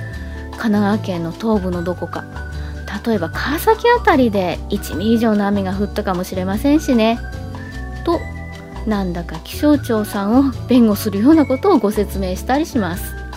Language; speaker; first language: Japanese; native; Japanese